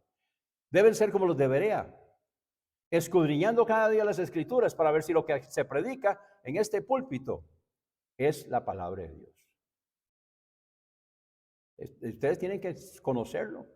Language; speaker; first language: Spanish; native; Spanish